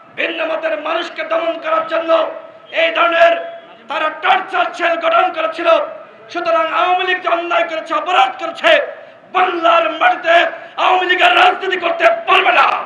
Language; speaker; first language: Bangla; native; Bangla